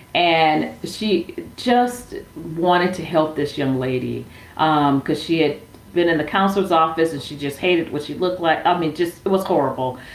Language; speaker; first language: English; native; English